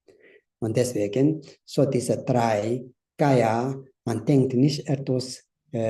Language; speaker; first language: German; non-native, learner; Tibetan